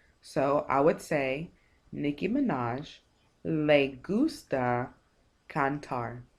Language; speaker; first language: Spanish; non-native, fluent; English